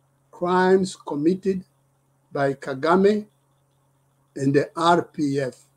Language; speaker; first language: English; non-native, fluent; Lingala